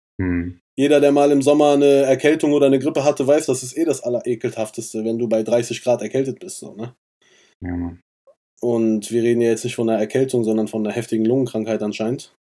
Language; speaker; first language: German; early bilingual, other home language; Persian